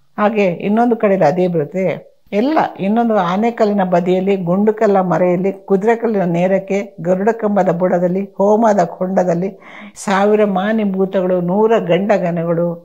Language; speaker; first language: Kannada; non-native, local second language; Tulu